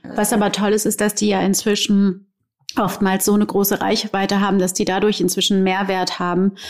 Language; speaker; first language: German; native; German